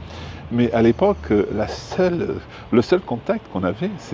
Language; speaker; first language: French; non-native, fluent; English